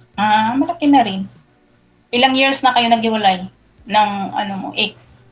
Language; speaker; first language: Filipino; non-native, local second language; Cebuano